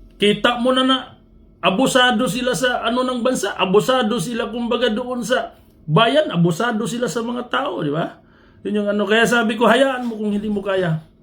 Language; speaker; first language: Filipino; non-native, local second language; Cebuano